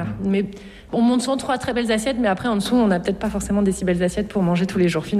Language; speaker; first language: French; native; French